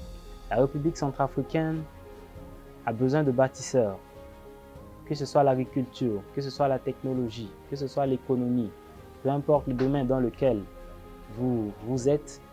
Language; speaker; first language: French; non-native, local second language; Sango